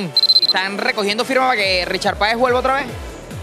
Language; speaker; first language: Spanish; native; Spanish